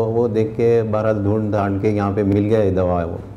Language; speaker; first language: Hindi; non-native, local second language; Urdu